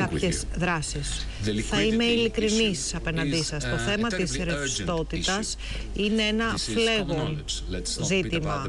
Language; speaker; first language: Greek; native; Greek